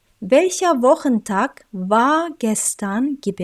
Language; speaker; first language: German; non-native, fluent; Turkish